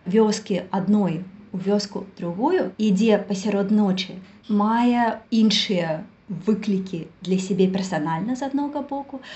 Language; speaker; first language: Belarusian; native; Belarusian